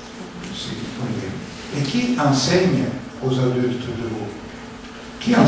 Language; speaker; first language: Spanish; non-native, learner; Italian